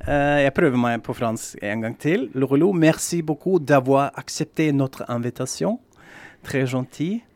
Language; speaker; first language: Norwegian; non-native, fluent; German